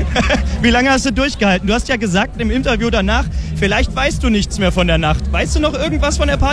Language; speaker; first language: German; native; German